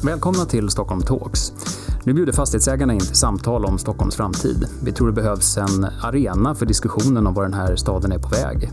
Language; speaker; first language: Swedish; native; Swedish